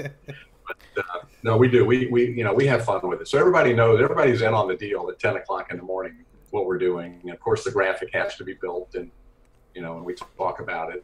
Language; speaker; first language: English; native; English